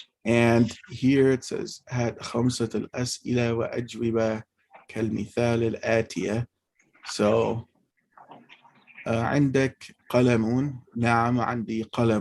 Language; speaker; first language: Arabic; non-native, fluent; English